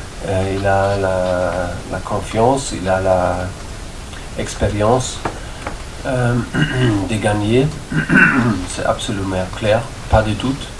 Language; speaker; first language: French; non-native, fluent; German